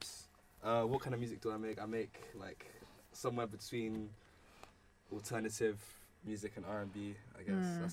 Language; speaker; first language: English; native; English